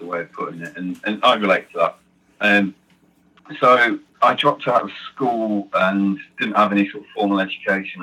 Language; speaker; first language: English; native; English